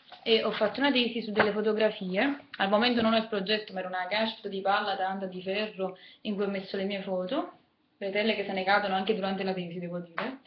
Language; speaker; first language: Italian; native; Italian